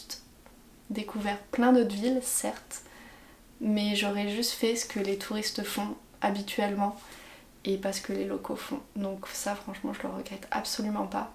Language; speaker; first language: French; native; French